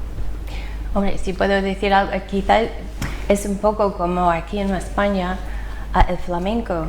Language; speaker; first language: Spanish; non-native, fluent; English